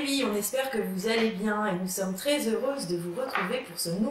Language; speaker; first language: French; native; French